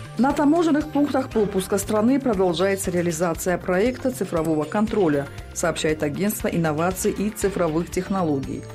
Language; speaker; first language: Russian; non-native, local second language; Tajik